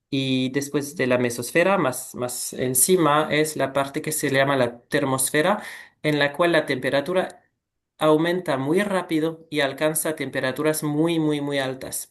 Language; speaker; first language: Spanish; non-native, fluent; French